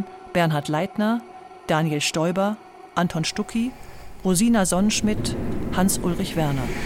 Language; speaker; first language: German; native; German